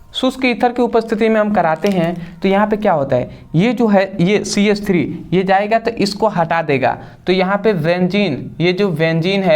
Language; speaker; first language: Hindi; native; Hindi